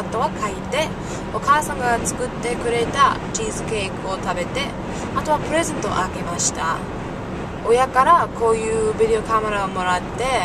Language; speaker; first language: Japanese; non-native, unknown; English